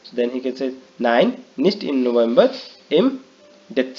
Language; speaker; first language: German; non-native, learner; Hindi